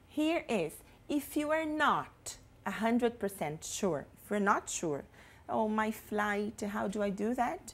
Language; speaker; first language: English; non-native, fluent; Portuguese